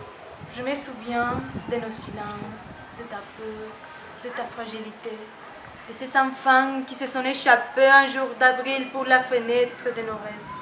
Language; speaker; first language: French; non-native, fluent; Spanish